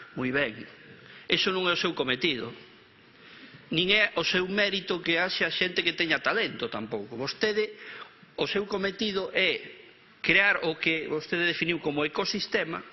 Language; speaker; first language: Galician; non-native, local second language; Spanish